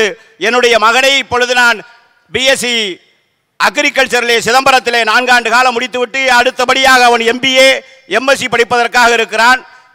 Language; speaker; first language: Tamil; native; Tamil